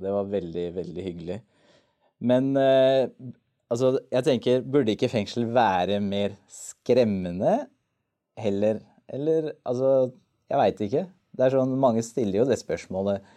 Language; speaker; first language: Norwegian; native; Norwegian